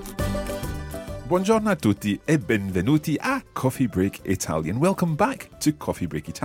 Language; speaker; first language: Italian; non-native, fluent; English